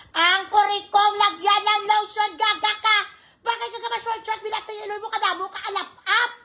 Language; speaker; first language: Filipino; non-native, local second language; Hiligaynon